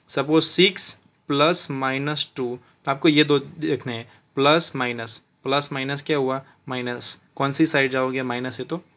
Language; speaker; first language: Hindi; non-native, local second language; Gujarati